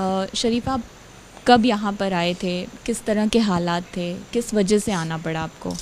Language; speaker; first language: Hindi; native; Hindi